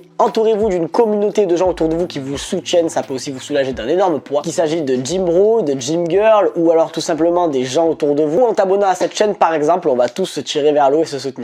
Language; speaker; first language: French; native; French